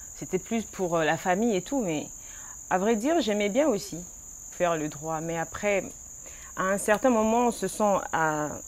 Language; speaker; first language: French; non-native, local second language; Lingala